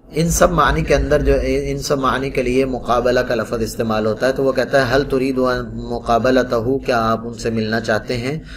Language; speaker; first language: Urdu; non-native, local second language; Punjabi